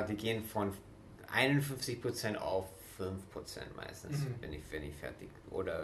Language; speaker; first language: German; non-native, fluent; English